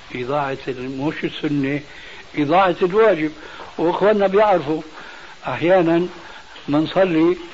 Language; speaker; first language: Arabic; early bilingual, other home language; Albanian